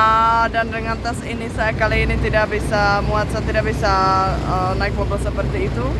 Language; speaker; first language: Indonesian; non-native, fluent; Czech